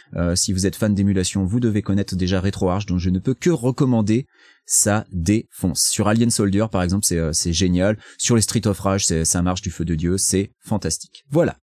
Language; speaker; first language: French; native; French